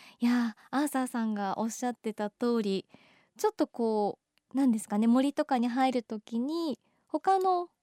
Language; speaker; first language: Japanese; native; Japanese